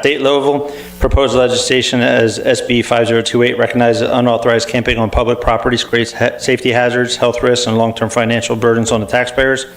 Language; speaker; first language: English; native; English